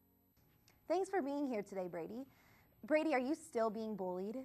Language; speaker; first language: English; native; English